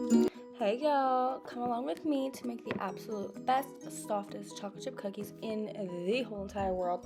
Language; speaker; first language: English; native; English